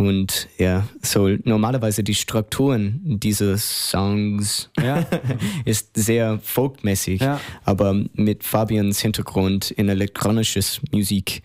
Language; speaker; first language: German; non-native, learner; English